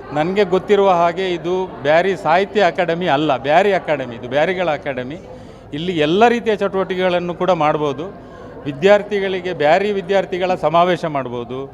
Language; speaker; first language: Kannada; non-native, local second language; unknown